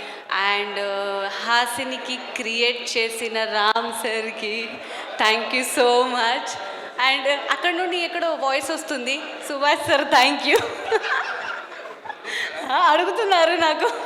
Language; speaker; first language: Telugu; non-native, fluent; Marathi